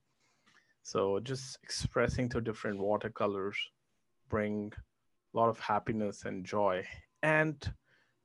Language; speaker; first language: English; non-native, local second language; Hindi